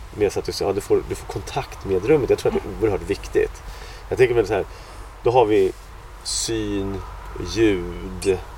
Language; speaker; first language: Swedish; native; Swedish